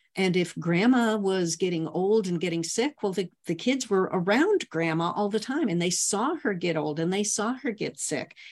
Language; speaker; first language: English; native; English